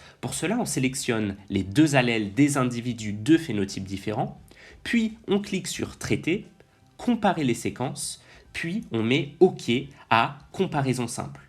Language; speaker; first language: French; native; French